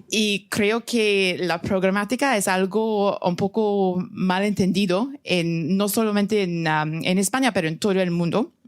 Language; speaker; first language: Spanish; non-native, fluent; English